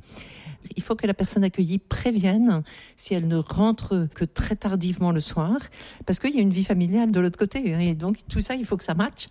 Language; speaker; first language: French; native; French